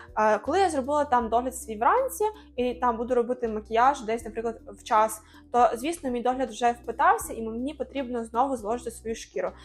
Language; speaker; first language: Ukrainian; non-native, local second language; Russian